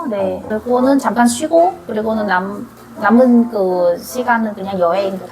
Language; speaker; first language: Korean; non-native, learner; Vietnamese